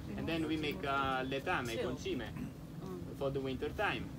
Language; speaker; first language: English; non-native, learner; Italian